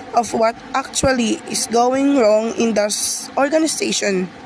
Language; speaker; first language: English; non-native, local second language; Filipino